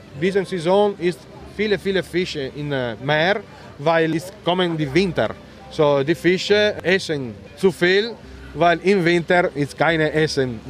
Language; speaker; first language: German; non-native, learner; Italian